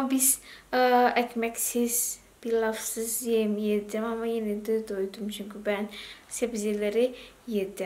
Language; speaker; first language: Turkish; non-native, learner; Indonesian